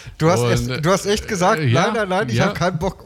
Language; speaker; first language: German; native; German